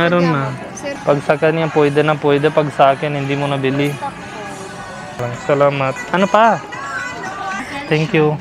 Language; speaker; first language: Filipino; non-native, learner; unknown